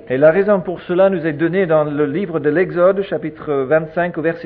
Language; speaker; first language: French; native; French